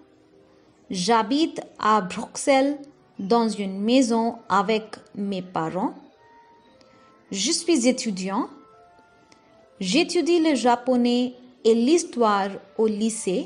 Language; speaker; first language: French; non-native, fluent; Hindi